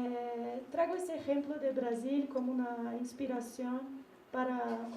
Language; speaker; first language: Spanish; non-native, learner; Portuguese